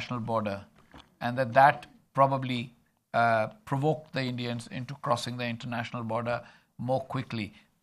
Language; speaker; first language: English; non-native, local second language; Urdu